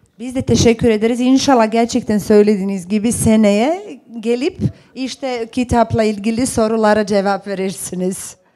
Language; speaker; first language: Turkish; non-native, fluent; Bosnian